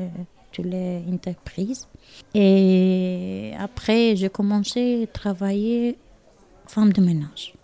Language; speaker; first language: French; non-native, learner; Albanian